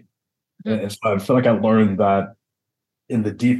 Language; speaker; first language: English; native; English